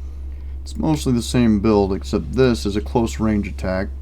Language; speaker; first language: English; native; English